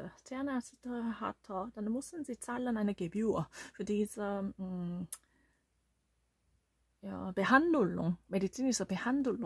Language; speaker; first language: German; non-native, learner; Korean